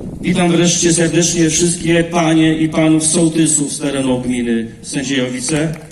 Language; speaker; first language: Polish; native; Polish